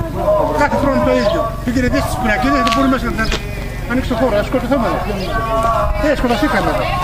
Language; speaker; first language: Greek; native; Greek